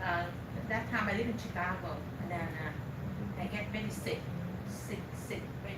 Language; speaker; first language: English; non-native, learner; Vietnamese